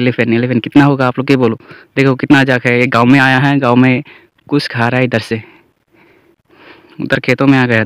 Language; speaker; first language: Hindi; non-native, local second language; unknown